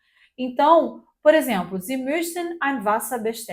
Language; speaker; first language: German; non-native, fluent; Portuguese